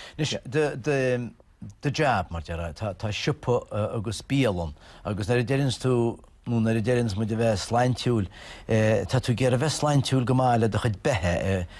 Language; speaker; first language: Irish; native; Irish